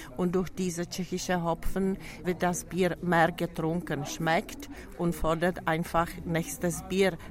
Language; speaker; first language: German; non-native, fluent; Czech